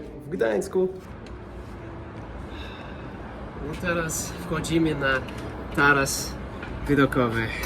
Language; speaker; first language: Polish; non-native, learner; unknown